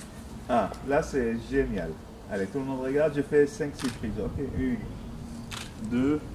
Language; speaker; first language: French; native; French